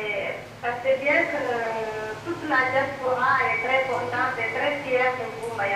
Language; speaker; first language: French; non-native, local second language; Wolof